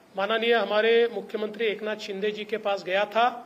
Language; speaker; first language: Hindi; non-native, local second language; Marathi